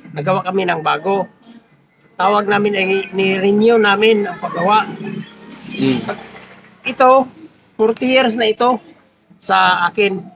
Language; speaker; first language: Filipino; non-native, local second language; Cebuano